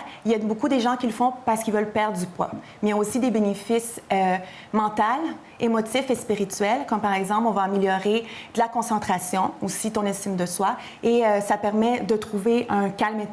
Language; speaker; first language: French; native; French